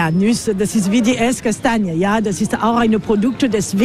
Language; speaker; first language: German; non-native, learner; French